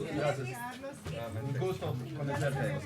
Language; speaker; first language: Spanish; non-native, fluent; English